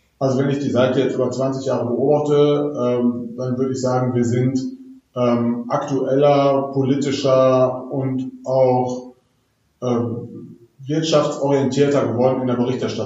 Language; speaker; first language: German; native; German